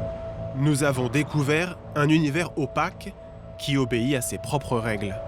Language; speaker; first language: French; native; French